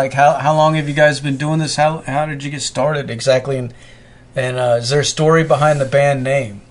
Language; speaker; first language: English; native; English